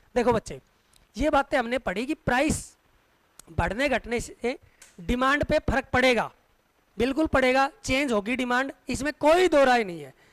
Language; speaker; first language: Hindi; native; Hindi